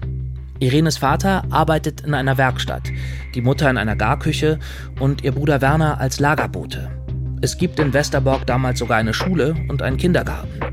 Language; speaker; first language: German; native; German